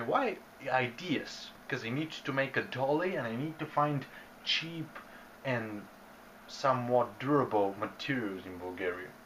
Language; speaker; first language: English; non-native, fluent; Bulgarian